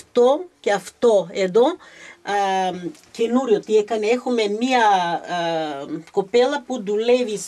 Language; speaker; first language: Greek; early bilingual, heritage; Greek